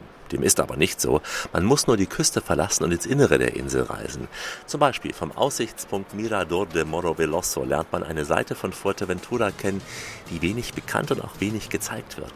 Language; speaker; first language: German; native; German